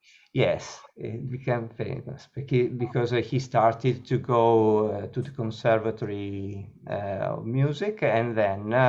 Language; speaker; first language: English; non-native, learner; Italian